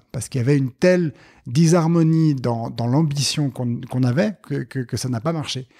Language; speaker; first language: French; native; French